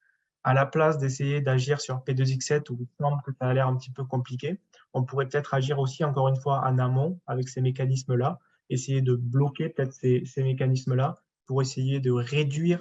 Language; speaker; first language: French; native; French